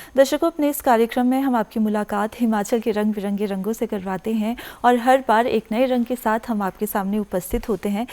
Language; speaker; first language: Hindi; native; Hindi